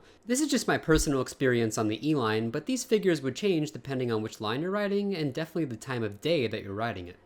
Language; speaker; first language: English; native; English